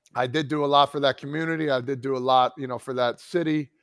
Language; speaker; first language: English; native; English